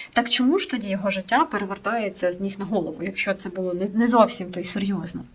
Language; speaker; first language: Ukrainian; non-native, local second language; Russian